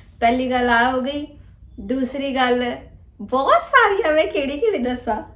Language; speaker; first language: Punjabi; early bilingual, heritage; Punjabi